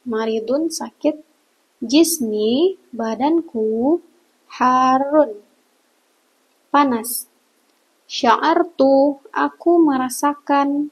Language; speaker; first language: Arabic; non-native, fluent; Indonesian